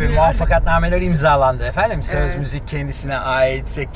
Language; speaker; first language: Turkish; native; Turkish